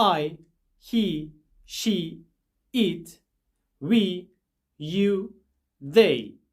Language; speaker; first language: English; non-native, fluent; Turkish